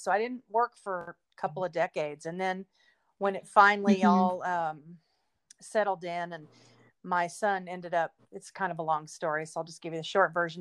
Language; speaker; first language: English; native; English